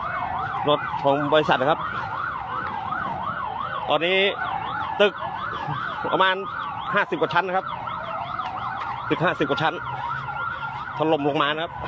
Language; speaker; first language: Thai; native; Thai